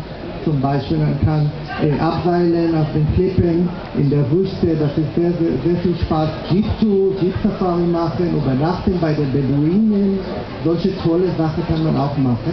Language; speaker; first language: German; non-native, fluent; Hebrew